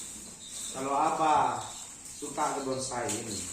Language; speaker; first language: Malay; non-native, local second language; Madurese